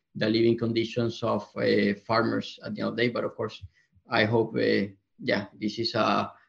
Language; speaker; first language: English; non-native, fluent; Spanish